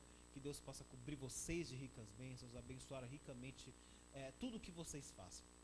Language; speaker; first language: Portuguese; native; Portuguese